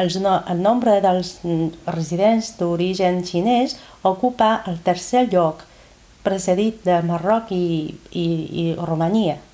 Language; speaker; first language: Catalan; non-native, fluent; Chinese